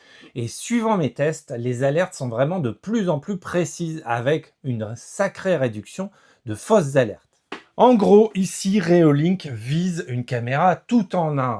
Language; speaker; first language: French; native; French